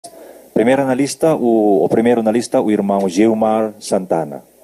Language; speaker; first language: Portuguese; native; Portuguese